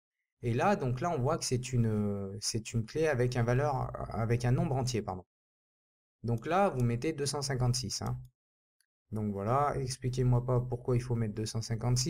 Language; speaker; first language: French; native; French